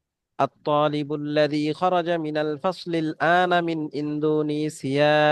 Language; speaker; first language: Arabic; non-native, fluent; Bangla